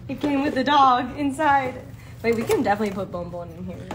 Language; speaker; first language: English; early bilingual, other home language; Spanish